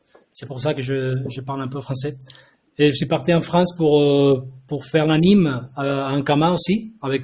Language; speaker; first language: French; non-native, fluent; Spanish